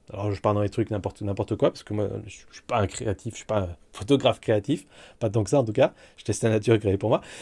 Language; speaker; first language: French; native; French